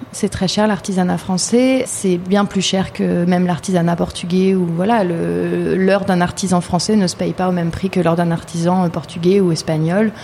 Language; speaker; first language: French; native; French